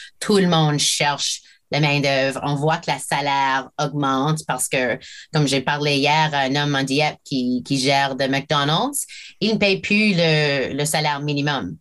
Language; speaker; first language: French; non-native, local second language; English